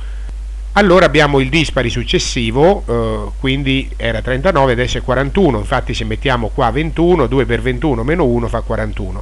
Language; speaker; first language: Italian; native; Italian